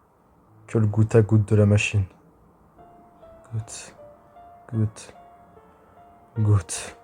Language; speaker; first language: French; native; French